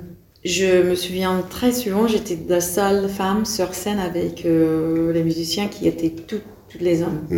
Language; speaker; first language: French; non-native, fluent; English